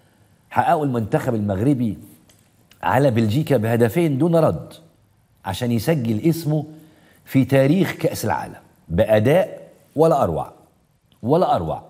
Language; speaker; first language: Arabic; native; Arabic